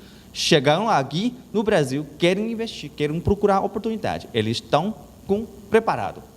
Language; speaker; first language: Portuguese; non-native, learner; Chinese